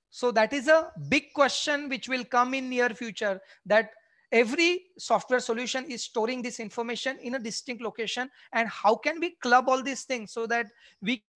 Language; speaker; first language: English; non-native, local second language; Marathi